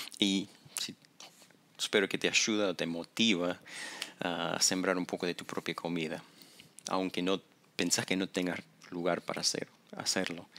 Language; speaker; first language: Spanish; non-native, fluent; English